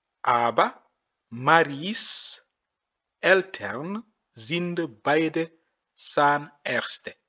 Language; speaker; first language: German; non-native, fluent; French